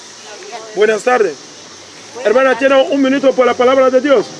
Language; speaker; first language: Spanish; non-native, learner; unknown